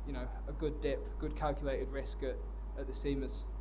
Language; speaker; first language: English; native; English